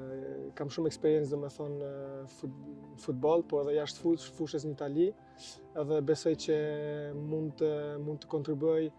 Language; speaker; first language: Albanian; early bilingual, heritage; Albanian